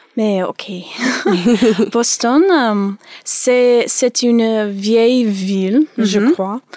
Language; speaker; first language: French; non-native, learner; English